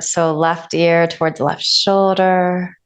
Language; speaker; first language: English; native; English